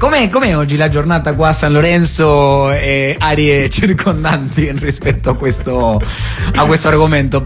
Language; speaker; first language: Italian; native; Italian